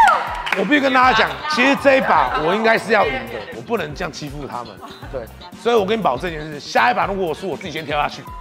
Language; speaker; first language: Chinese; native; Chinese